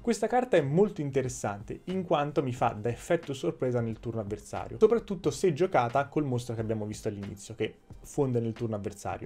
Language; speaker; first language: Italian; native; Italian